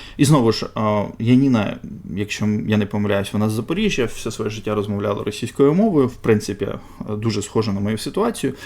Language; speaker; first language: Ukrainian; non-native, local second language; Russian